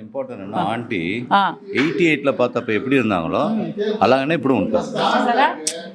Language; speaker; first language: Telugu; non-native, fluent; Tamil